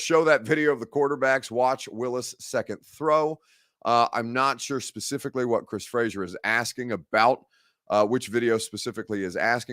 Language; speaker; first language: English; native; English